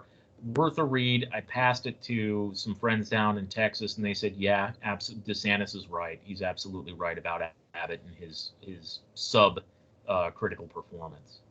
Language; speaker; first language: English; native; English